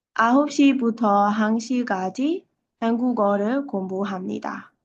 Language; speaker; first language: Korean; non-native, fluent; Burmese